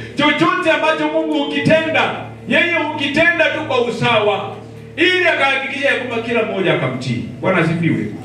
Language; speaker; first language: Swahili; non-native, local second language; Luyia